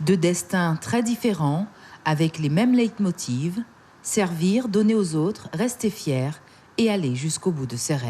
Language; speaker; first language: French; native; French